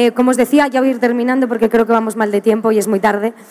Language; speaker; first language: Spanish; native; Spanish